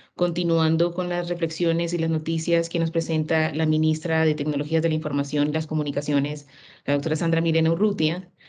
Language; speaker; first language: Spanish; native; Spanish